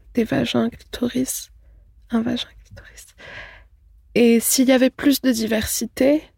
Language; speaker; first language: French; non-native, local second language; Arabic